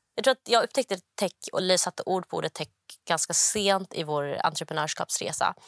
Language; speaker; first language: Swedish; early bilingual, other home language; Somali